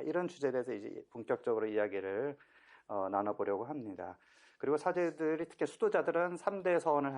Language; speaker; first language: Korean; native; Korean